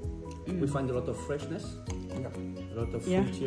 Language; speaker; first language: English; non-native, fluent; French